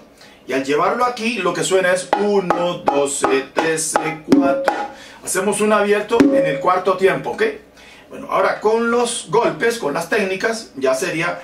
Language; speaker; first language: Spanish; native; Spanish